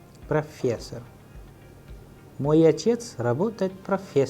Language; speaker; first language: Russian; non-native, fluent; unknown